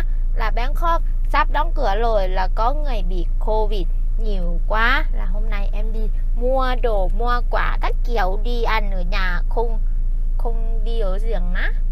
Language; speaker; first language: Vietnamese; non-native, learner; Thai